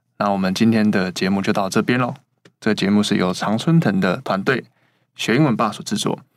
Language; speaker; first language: Chinese; native; Chinese